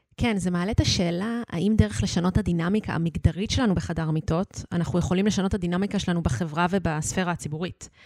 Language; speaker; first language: Hebrew; native; Hebrew